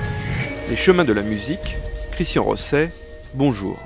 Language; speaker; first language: French; native; French